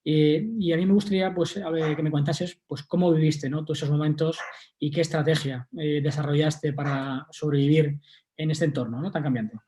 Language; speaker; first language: Spanish; native; Spanish